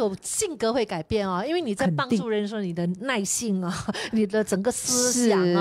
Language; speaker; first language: Chinese; native; Chinese